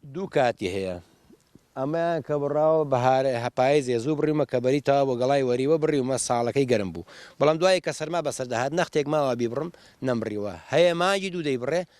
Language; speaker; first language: Central Kurdish; native; Central Kurdish